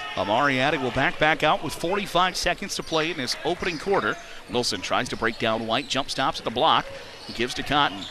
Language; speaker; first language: English; native; English